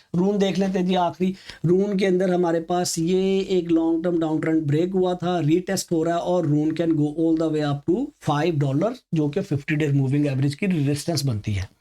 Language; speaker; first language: Urdu; native; Urdu